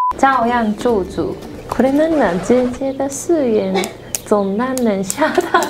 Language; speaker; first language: Chinese; non-native, fluent; Japanese